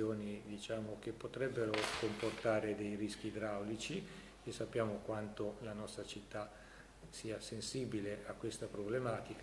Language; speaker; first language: Italian; native; Italian